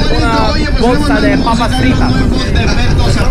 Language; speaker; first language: Spanish; non-native, learner; English